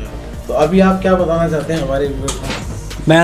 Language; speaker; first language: Hindi; native; Hindi